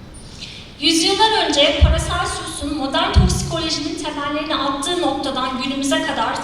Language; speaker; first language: Turkish; native; Turkish